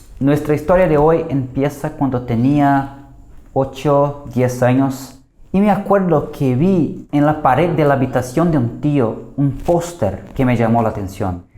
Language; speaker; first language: Spanish; non-native, fluent; Portuguese